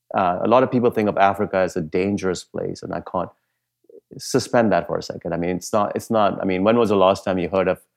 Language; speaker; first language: English; non-native, local second language; Punjabi